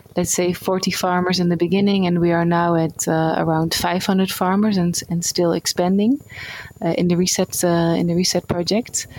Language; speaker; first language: English; non-native, fluent; Dutch